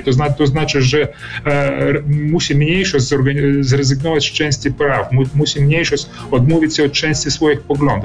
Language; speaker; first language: Polish; early bilingual, heritage; Polish